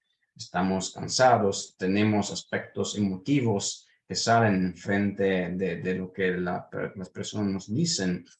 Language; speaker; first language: Spanish; non-native, fluent; Italian